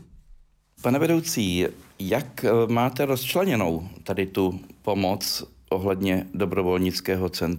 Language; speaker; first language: Czech; native; Czech